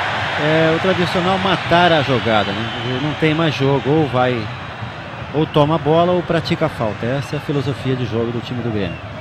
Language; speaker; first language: Portuguese; native; Portuguese